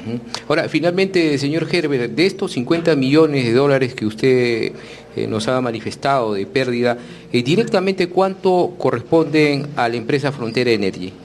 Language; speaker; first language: Spanish; native; Spanish